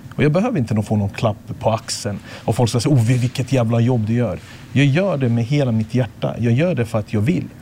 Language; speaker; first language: Swedish; early bilingual, other home language; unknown